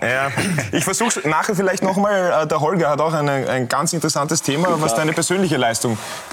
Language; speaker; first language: German; native; German